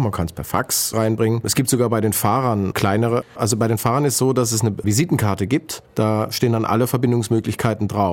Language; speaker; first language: German; native; German